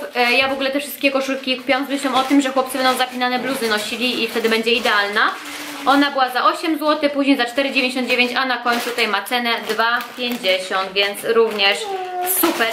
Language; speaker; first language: Polish; native; Polish